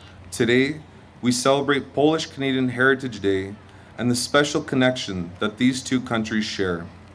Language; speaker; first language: English; native; English